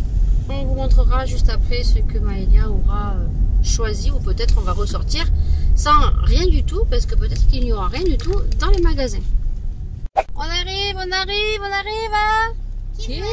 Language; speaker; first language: French; native; French